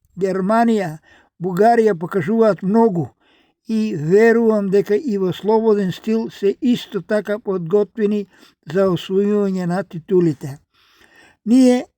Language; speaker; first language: Macedonian; native; Macedonian